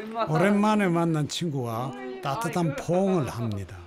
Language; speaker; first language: Korean; native; Korean